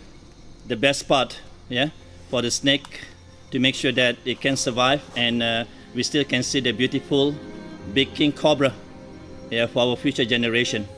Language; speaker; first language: English; non-native, fluent; Malay